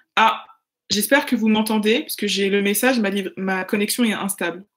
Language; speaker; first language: French; native; French